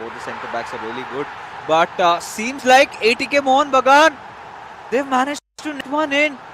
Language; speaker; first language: English; non-native, local second language; Hindi